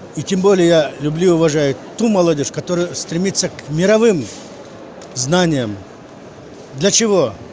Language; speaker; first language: Russian; non-native, local second language; Kazakh